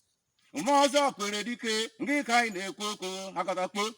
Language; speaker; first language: Igbo; native; Igbo